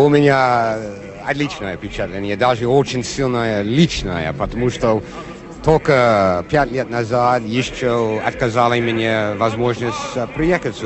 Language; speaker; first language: Russian; non-native, fluent; English